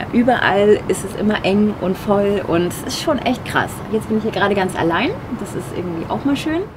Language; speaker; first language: German; native; German